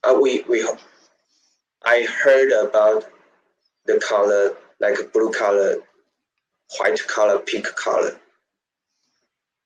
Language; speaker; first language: English; non-native, learner; Chinese